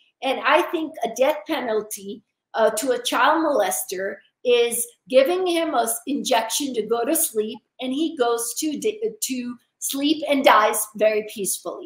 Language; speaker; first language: English; early bilingual, other home language; Urdu